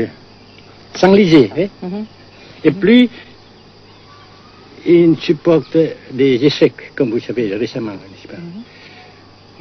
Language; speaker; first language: French; non-native, fluent; Vietnamese